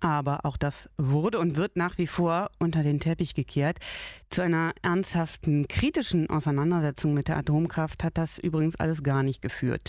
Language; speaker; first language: German; native; German